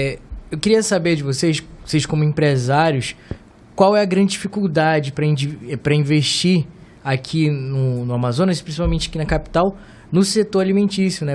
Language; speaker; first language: Portuguese; native; Portuguese